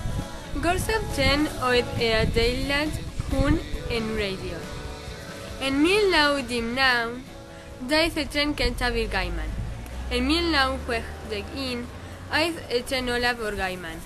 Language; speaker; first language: Welsh; non-native, learner; Spanish